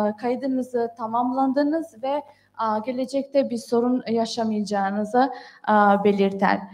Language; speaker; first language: Turkish; non-native, fluent; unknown